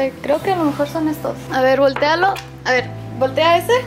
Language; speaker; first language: Spanish; early bilingual, heritage; English